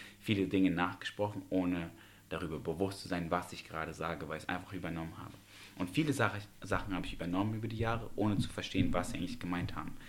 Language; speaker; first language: German; early bilingual, other home language; Russian